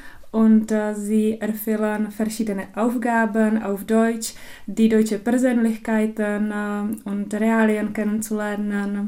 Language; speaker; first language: German; non-native, local second language; Czech